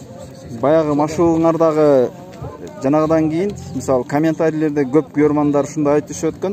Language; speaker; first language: Kyrgyz; native; Kyrgyz